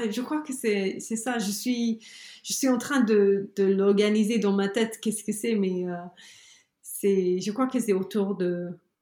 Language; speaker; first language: French; non-native, learner; English